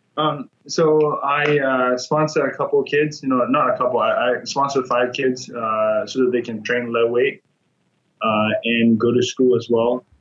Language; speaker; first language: English; non-native, fluent; Burmese